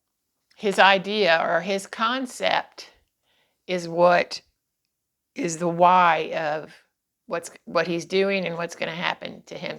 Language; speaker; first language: English; native; English